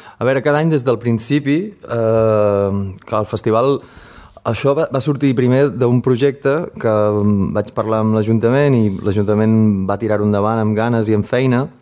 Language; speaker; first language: Catalan; native; Catalan